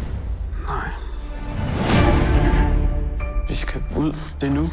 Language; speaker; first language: Danish; non-native, learner; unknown